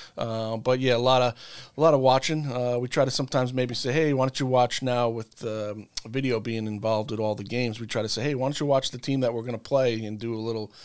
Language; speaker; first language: English; native; English